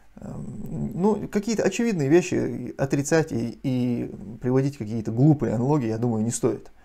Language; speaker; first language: Russian; non-native, local second language; Chechen